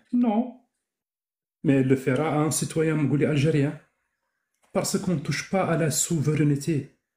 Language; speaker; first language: French; non-native, local second language; Arabic